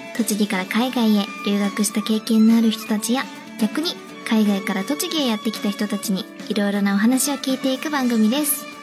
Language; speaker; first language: Japanese; native; Japanese